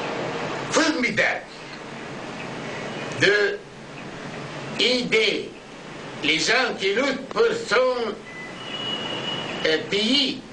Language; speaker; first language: French; non-native, learner; Arabic